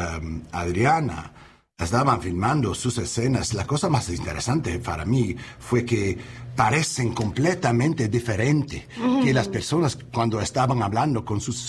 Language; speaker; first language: Spanish; non-native, learner; English